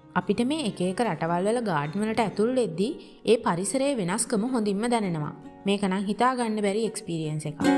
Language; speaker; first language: Sinhala; native; Sinhala